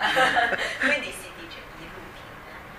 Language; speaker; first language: Italian; non-native, fluent; Chinese